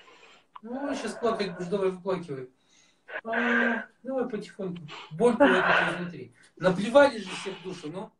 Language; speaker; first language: Russian; native; Russian